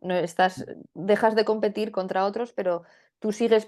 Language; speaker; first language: Spanish; native; Spanish